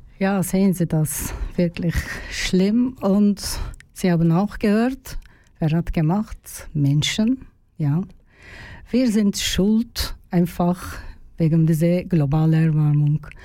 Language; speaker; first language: German; non-native, learner; Turkish